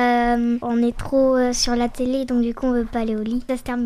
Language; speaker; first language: French; native; French